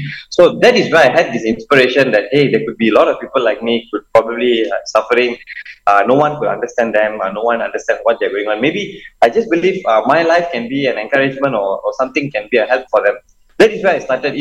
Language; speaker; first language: English; non-native, local second language; Tamil